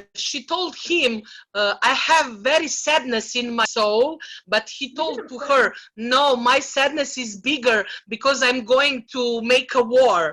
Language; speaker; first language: English; non-native, learner; Serbian